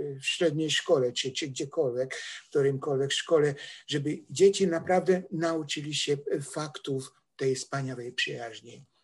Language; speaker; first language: Polish; non-native, fluent; Hungarian